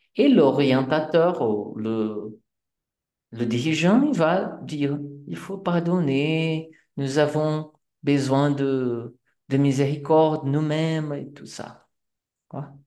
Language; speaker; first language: French; non-native, fluent; Portuguese